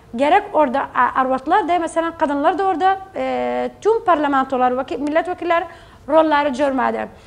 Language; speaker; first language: Turkish; native; Turkish